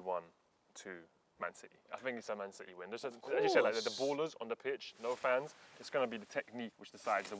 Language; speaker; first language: English; early bilingual, other home language; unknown